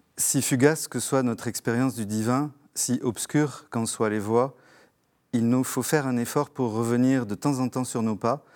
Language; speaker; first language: French; native; French